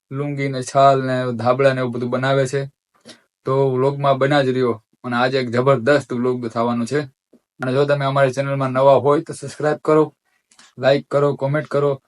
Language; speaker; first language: Gujarati; native; Gujarati